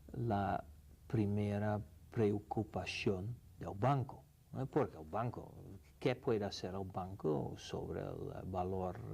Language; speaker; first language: Spanish; non-native, fluent; Dutch